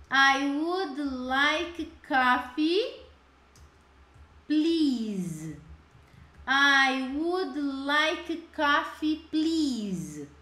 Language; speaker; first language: English; non-native, fluent; Portuguese